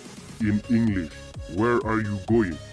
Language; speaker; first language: English; non-native, local second language; Khasi